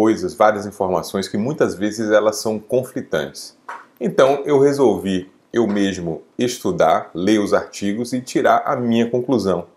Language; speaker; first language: Portuguese; native; Portuguese